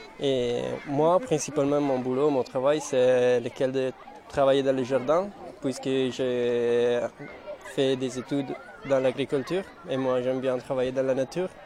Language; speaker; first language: French; non-native, fluent; Italian